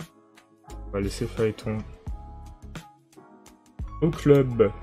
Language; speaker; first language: French; native; French